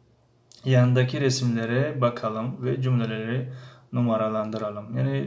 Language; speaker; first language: Turkish; non-native, fluent; Tajik